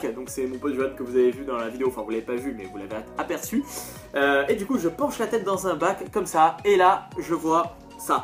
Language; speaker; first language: French; native; French